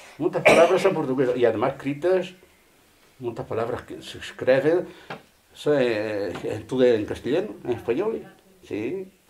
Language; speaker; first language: Portuguese; native; Portuguese